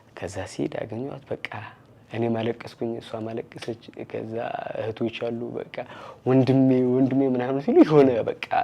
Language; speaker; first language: Amharic; non-native, local second language; Tigrinya